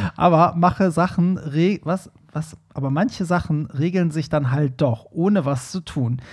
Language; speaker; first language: German; early bilingual, other home language; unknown